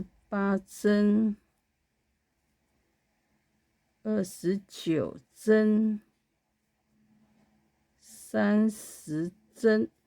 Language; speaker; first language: Chinese; native; Chinese